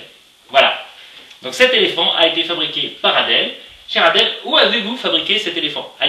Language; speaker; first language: French; native; French